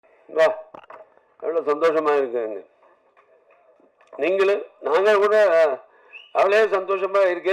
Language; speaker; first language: Tamil; non-native, learner; Telugu